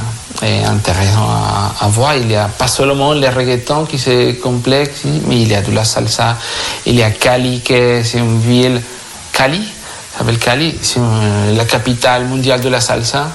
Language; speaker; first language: French; non-native, fluent; Spanish